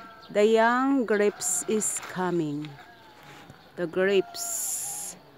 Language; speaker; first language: English; non-native, local second language; Filipino